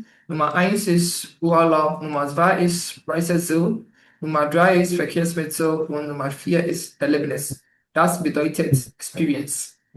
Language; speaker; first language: German; non-native, fluent; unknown